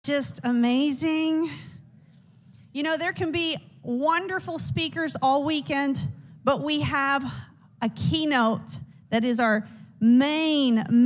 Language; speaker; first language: English; native; English